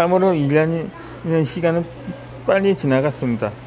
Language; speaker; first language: Korean; native; Korean